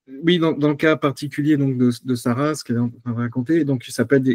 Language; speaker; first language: French; native; French